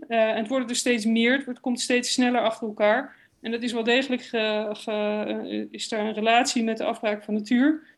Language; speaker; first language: Dutch; native; Dutch